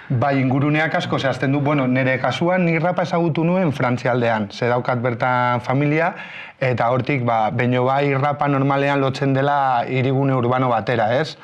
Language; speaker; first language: Basque; non-native, local second language; Spanish